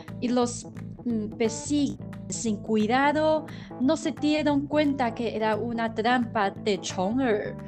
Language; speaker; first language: Spanish; non-native, learner; Chinese